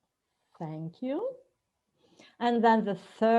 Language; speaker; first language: English; non-native, fluent; Italian